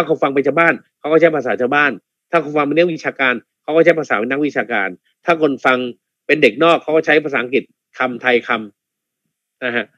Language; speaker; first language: Thai; native; Thai